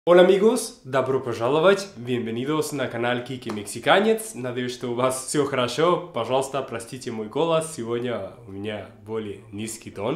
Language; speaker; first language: Russian; non-native, fluent; Spanish